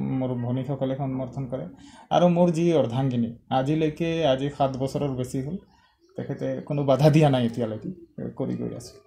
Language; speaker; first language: Assamese; non-native, local second language; Sadri